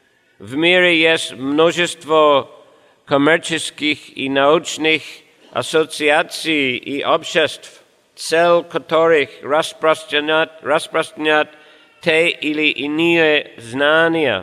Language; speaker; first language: Russian; non-native, fluent; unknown